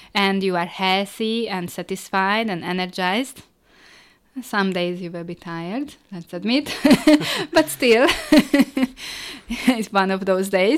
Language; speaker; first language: English; non-native, fluent; Hungarian